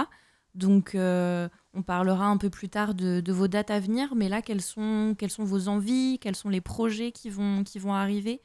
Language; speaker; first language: French; native; French